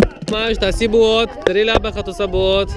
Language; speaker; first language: Hebrew; native; Hebrew